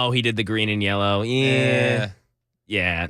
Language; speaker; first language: English; native; English